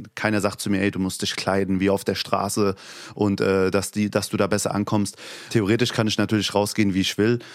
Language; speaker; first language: German; native; German